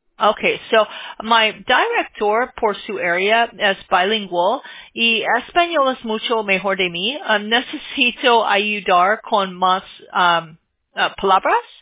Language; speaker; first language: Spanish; non-native, learner; English